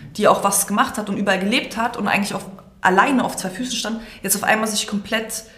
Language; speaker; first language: German; early bilingual, other home language; Serbian